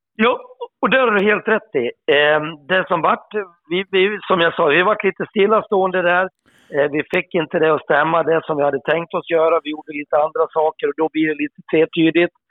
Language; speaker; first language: Swedish; native; Swedish